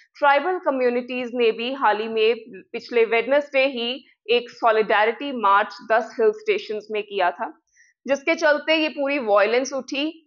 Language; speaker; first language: Hindi; non-native, local second language; Punjabi